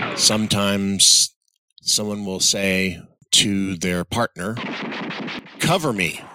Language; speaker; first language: English; native; English